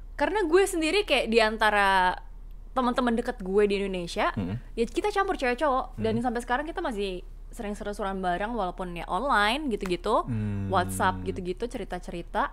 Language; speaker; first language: Indonesian; native; Indonesian